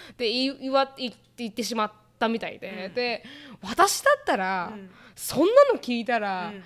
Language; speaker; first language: Japanese; native; Japanese